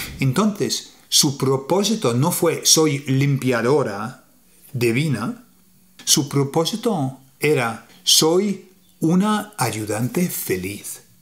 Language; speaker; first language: Spanish; non-native, fluent; English